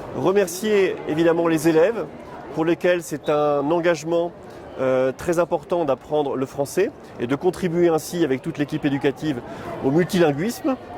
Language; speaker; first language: French; native; French